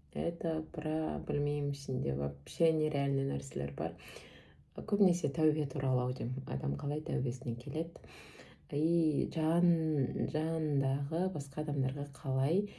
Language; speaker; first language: Kazakh; non-native, local second language; Russian